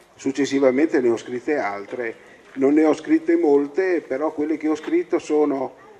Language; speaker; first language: Italian; native; Italian